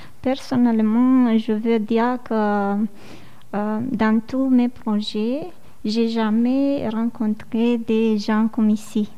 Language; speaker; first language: French; non-native, fluent; Romanian